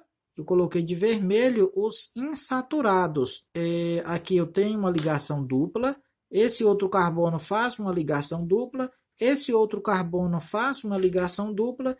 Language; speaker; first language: Portuguese; native; Portuguese